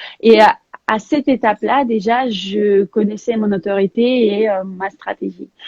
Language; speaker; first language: French; non-native, fluent; Russian